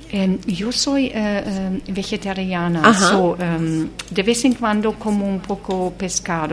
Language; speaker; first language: Spanish; non-native, fluent; German